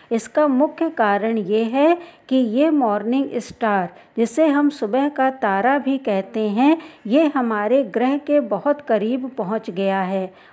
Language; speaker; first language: Hindi; native; Hindi